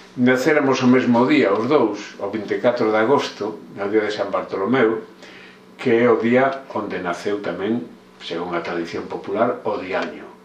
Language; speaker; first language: Galician; native; Galician